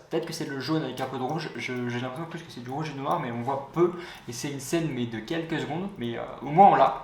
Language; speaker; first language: French; native; French